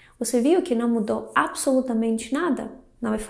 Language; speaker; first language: Portuguese; non-native, fluent; Greek